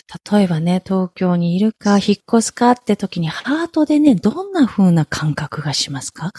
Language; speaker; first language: Japanese; native; Japanese